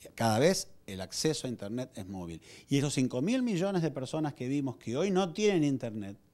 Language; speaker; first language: Spanish; native; Spanish